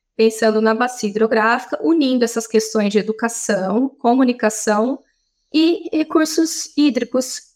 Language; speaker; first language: Portuguese; native; Portuguese